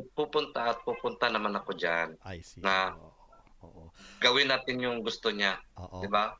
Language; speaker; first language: Filipino; non-native, local second language; Cebuano